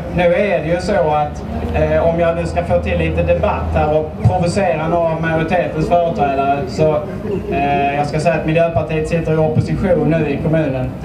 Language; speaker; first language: Swedish; native; Swedish